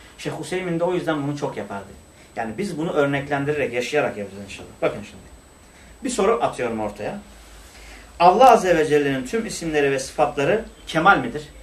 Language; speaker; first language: Turkish; non-native, local second language; Kurdish